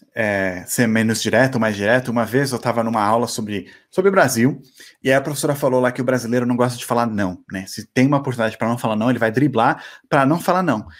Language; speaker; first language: Portuguese; native; Portuguese